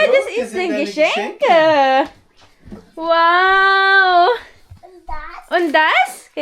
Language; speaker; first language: German; non-native, learner; Cebuano